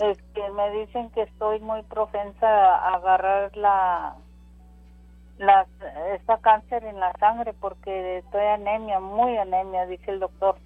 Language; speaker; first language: Spanish; early bilingual, heritage; Spanish